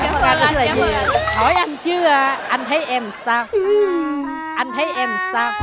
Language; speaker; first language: Vietnamese; native; Vietnamese